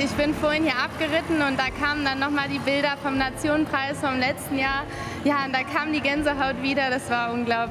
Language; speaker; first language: German; native; German